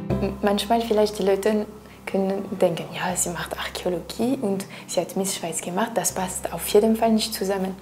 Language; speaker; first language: German; non-native, local second language; French